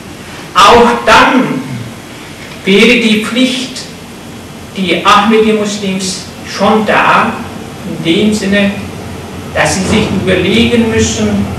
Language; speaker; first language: German; non-native, fluent; Turkish